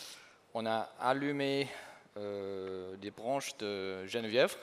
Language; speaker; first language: French; non-native, fluent; English